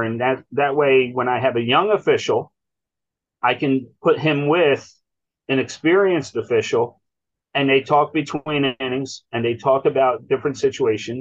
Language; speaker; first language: English; native; English